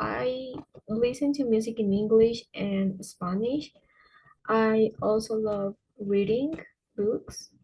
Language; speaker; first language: English; non-native, fluent; Spanish